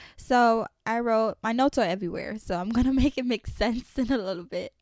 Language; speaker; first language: English; early bilingual, other home language; French